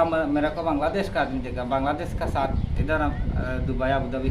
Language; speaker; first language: Hindi; non-native, learner; Bangla